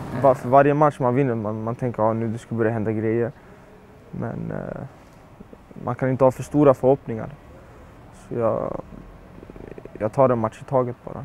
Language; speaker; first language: Swedish; early bilingual, other home language; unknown